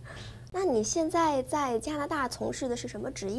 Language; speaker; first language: Chinese; native; Chinese